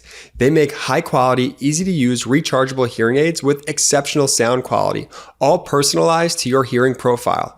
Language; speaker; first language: English; native; English